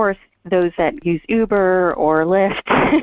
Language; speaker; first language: English; native; English